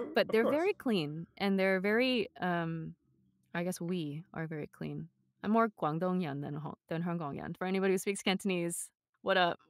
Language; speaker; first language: English; native; English